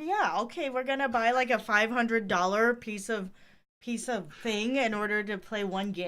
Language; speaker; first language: English; native; English